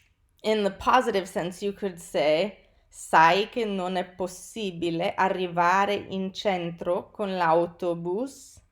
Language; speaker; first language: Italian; non-native, fluent; English